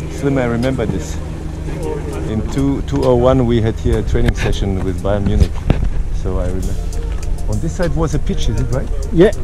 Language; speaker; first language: English; non-native, learner; Croatian